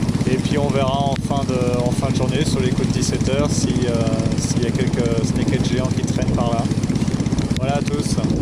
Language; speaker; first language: French; native; French